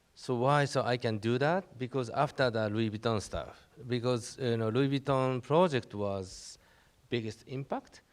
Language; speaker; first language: English; non-native, learner; Japanese